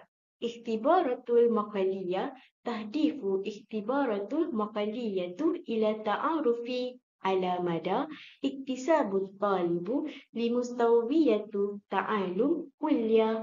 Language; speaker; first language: Arabic; non-native, learner; Malay